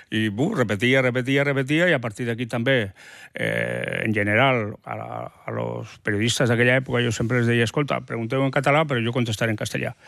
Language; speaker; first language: Catalan; non-native, local second language; Spanish